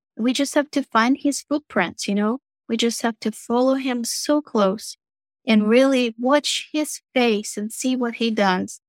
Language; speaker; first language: English; non-native, fluent; Russian